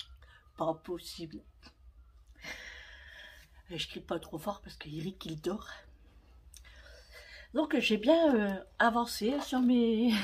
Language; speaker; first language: French; native; French